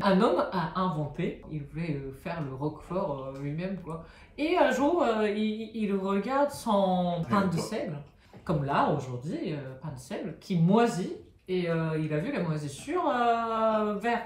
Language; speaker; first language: French; non-native, fluent; Japanese